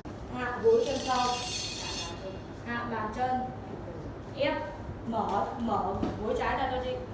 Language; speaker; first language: Vietnamese; native; Vietnamese